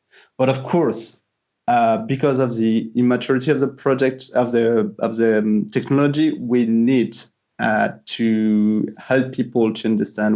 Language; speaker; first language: English; non-native, fluent; French